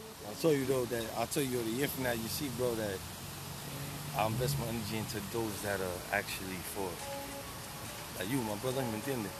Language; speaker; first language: English; early bilingual, other home language; Spanish